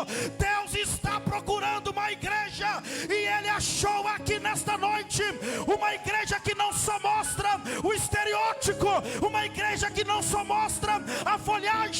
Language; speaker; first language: Portuguese; native; Portuguese